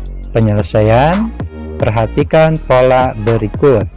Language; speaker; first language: Indonesian; native; Indonesian